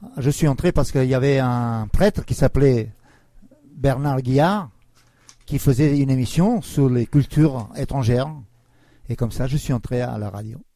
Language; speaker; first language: French; non-native, fluent; Serbian